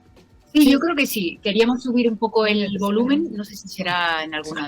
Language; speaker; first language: Spanish; non-native, fluent; French